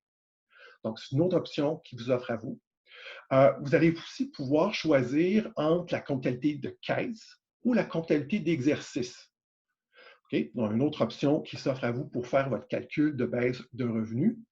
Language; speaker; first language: French; native; French